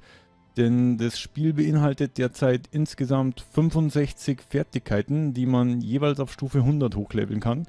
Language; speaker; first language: German; native; German